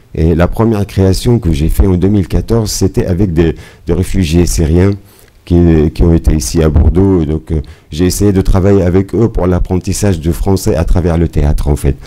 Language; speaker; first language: French; non-native, fluent; Arabic